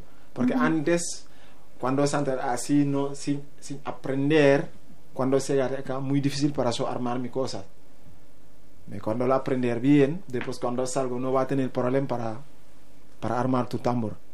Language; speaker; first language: Spanish; non-native, learner; Wolof